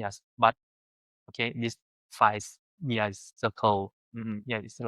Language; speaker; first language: English; non-native, learner; Thai